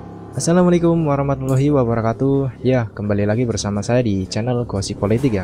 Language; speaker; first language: Indonesian; native; Indonesian